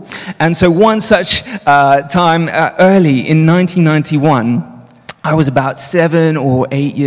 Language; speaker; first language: English; native; English